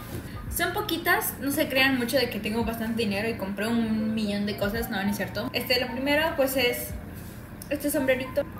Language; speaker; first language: Spanish; native; Spanish